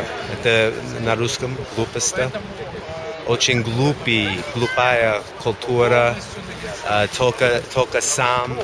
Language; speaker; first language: Russian; non-native, learner; English